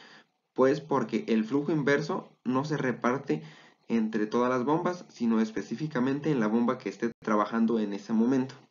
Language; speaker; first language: Spanish; native; Spanish